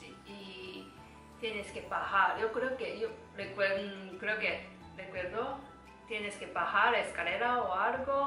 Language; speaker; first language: Spanish; non-native, learner; Japanese